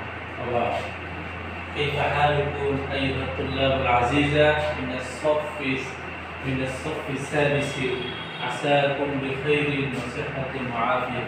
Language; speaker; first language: Arabic; non-native, fluent; Bangla